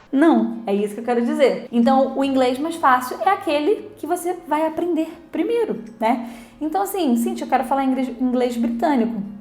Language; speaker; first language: Portuguese; native; Portuguese